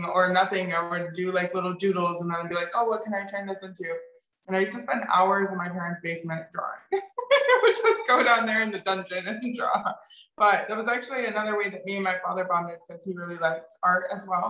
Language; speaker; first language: English; native; English